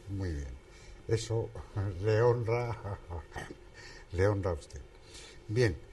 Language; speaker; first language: Spanish; native; Spanish